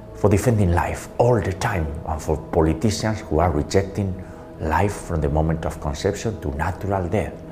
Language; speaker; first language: English; non-native, fluent; Spanish